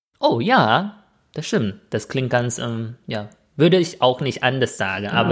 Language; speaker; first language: German; non-native, fluent; Chinese